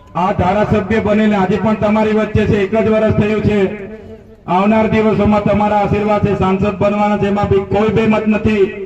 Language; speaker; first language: Gujarati; non-native, local second language; Vasavi